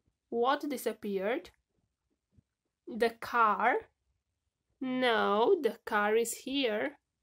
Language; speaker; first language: English; non-native, fluent; Romanian